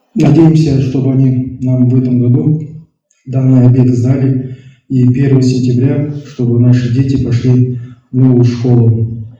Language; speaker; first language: Russian; non-native, local second language; Kazakh